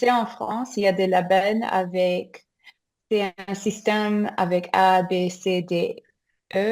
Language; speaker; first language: French; non-native, fluent; English